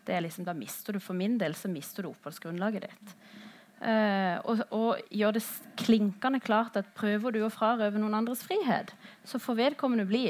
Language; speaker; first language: Norwegian; early bilingual, other home language; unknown